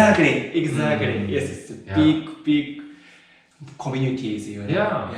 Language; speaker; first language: English; non-native, learner; Japanese